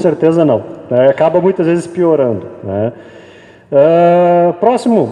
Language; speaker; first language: Portuguese; native; Portuguese